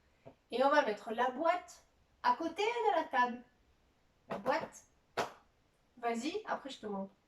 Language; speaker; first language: French; native; French